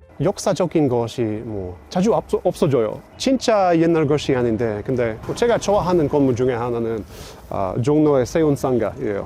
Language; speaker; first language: Korean; non-native, fluent; English